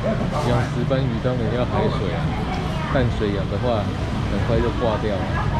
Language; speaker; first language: Chinese; native; Chinese